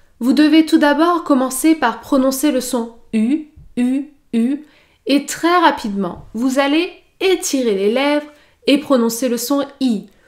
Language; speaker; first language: French; native; French